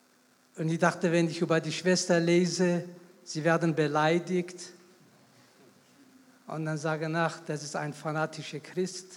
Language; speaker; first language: German; non-native, fluent; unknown